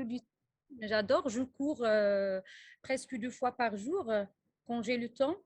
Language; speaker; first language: French; non-native, local second language; Arabic